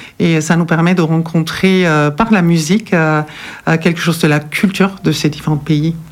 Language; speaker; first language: French; non-native, fluent; German